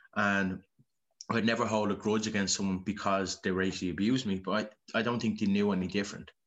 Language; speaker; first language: English; native; English